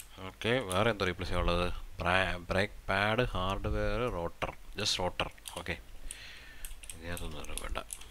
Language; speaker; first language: English; non-native, local second language; Malayalam